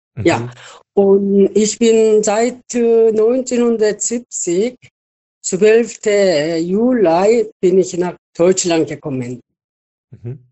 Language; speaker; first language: German; non-native, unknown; Korean